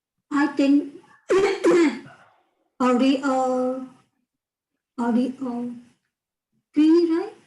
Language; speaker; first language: English; non-native, learner; Vietnamese